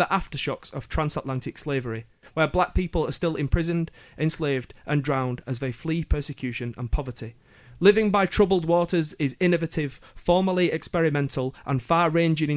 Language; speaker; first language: English; native; English